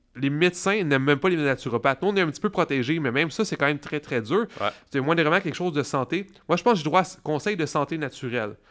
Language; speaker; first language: French; native; French